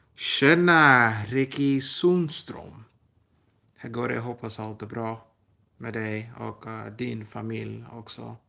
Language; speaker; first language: Swedish; non-native, learner; English